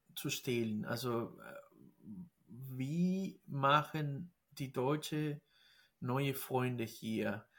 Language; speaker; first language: German; non-native, fluent; Spanish